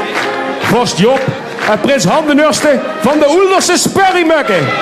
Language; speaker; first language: Dutch; native; Dutch